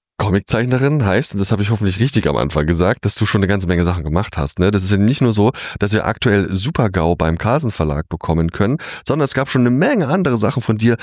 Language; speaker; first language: German; native; German